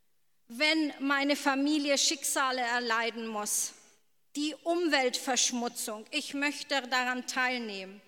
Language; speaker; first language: German; native; German